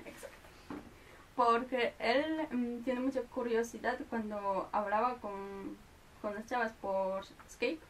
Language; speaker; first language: Spanish; non-native, fluent; Polish